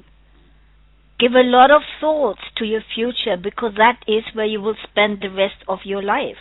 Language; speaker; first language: English; non-native, fluent; German